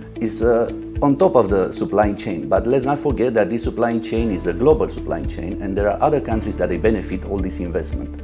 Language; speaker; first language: English; non-native, fluent; Romanian